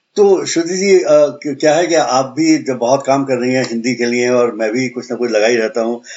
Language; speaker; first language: Hindi; native; Hindi